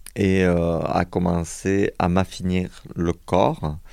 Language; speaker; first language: French; native; French